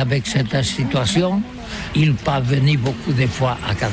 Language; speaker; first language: French; non-native, learner; Catalan